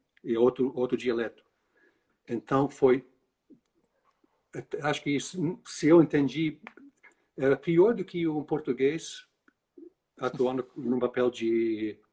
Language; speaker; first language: Portuguese; non-native, fluent; English